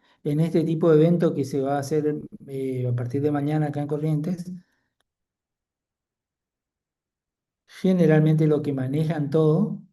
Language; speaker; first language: Spanish; native; Spanish